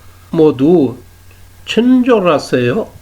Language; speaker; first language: Korean; non-native, fluent; Urdu